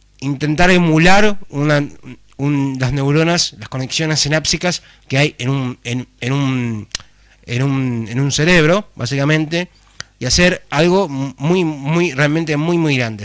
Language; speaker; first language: Spanish; native; Spanish